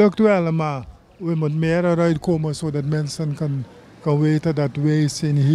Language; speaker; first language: Dutch; non-native, local second language; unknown